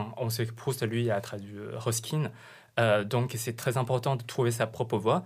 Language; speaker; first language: French; non-native, fluent; Chinese